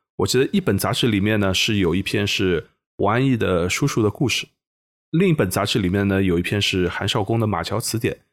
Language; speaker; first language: Chinese; native; Chinese